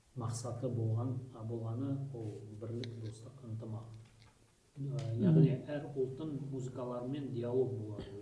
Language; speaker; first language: Kazakh; non-native, local second language; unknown